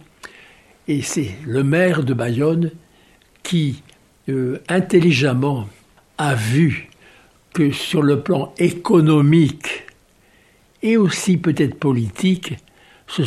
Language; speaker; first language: French; native; French